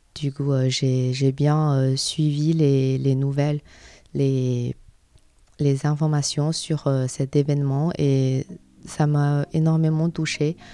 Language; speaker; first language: French; non-native, learner; Chinese